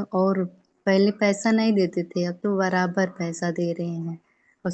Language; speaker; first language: Hindi; native; Hindi